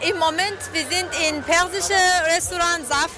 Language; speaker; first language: German; non-native, learner; Persian